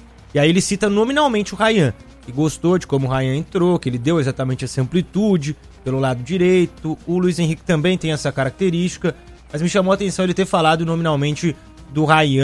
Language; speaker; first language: Portuguese; native; Portuguese